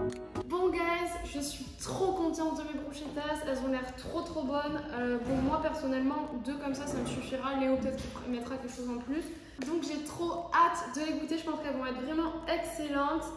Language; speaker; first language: French; native; French